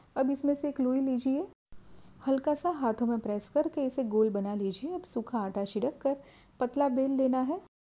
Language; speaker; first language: Hindi; non-native, local second language; Gujarati